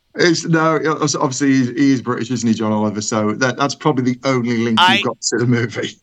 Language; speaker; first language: English; native; English